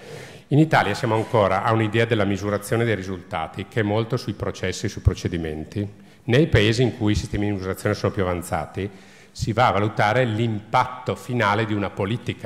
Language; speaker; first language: Italian; native; Italian